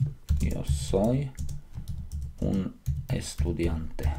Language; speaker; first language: Spanish; non-native, fluent; Slovak